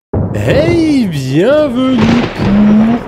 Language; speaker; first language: French; native; French